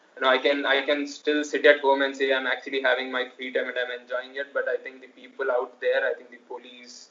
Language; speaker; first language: English; non-native, local second language; Telugu